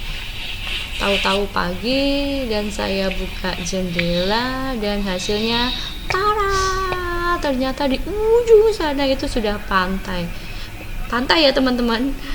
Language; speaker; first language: Indonesian; non-native, local second language; Javanese